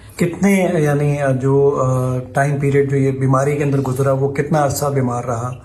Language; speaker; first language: Urdu; native; Urdu